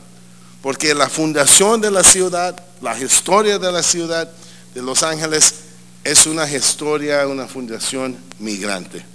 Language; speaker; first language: Spanish; early bilingual, heritage; English